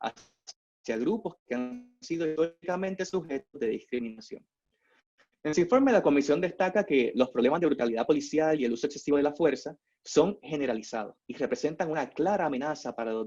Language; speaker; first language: Spanish; native; Spanish